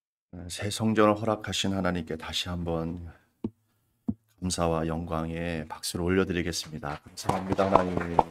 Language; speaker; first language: Korean; native; Korean